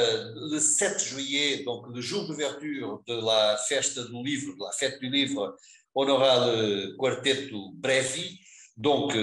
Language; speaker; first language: French; non-native, fluent; Portuguese